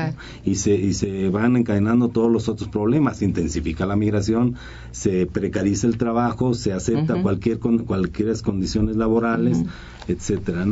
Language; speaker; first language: Spanish; native; Spanish